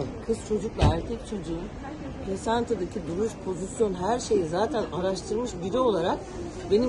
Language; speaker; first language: Turkish; native; Turkish